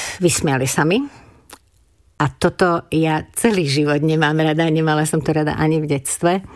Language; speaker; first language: Slovak; non-native, local second language; Hungarian